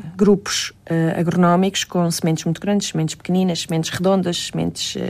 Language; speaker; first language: Portuguese; native; Portuguese